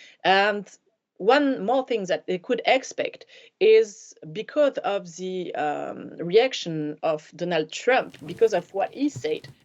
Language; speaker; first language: English; non-native, fluent; French